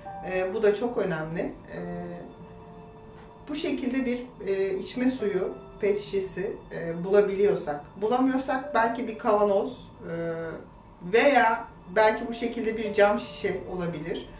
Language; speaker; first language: Turkish; native; Turkish